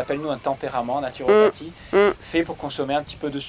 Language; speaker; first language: French; native; French